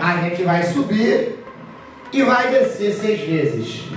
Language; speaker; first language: Portuguese; native; Portuguese